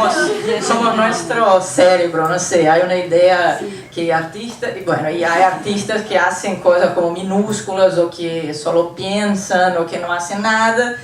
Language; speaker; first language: Spanish; non-native, fluent; Portuguese